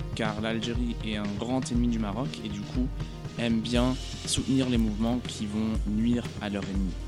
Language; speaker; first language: French; non-native, fluent; German